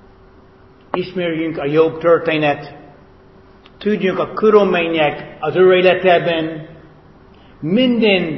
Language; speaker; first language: Hungarian; non-native, fluent; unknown